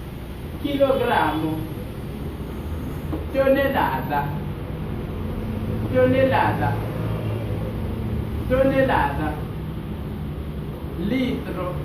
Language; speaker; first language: Spanish; non-native, fluent; Haitian Creole